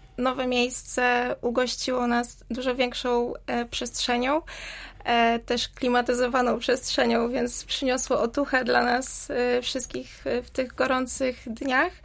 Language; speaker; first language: Polish; native; Polish